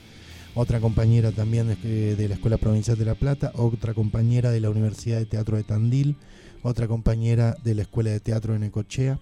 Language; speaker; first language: Spanish; native; Spanish